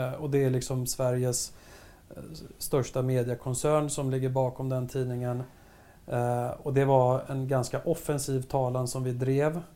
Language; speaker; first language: Swedish; early bilingual, other home language; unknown